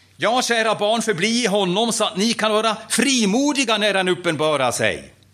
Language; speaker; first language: Swedish; non-native, fluent; German